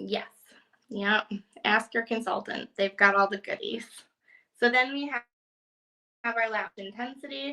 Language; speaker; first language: English; native; English